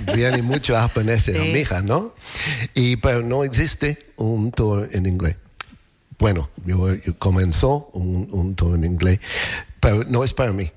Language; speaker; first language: Spanish; non-native, learner; English